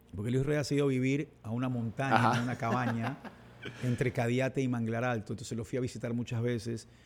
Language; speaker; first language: Spanish; native; Spanish